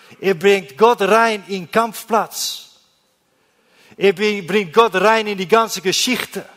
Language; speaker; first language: German; non-native, learner; Dutch